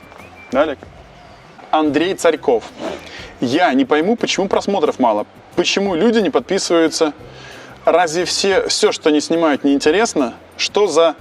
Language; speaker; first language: Russian; native; Russian